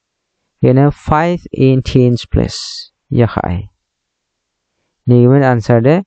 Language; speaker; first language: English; non-native, local second language; Garo